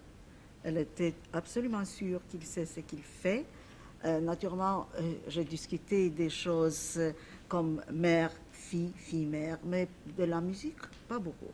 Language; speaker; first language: French; non-native, fluent; Polish